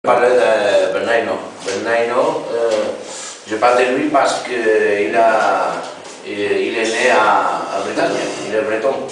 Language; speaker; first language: French; non-native, learner; Spanish